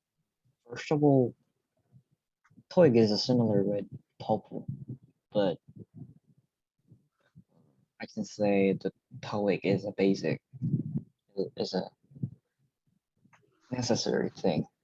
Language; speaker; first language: English; non-native, learner; Korean